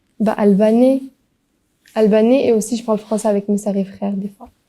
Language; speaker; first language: French; early bilingual, other home language; Albanian